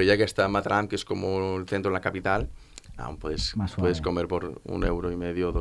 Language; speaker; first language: Spanish; native; Spanish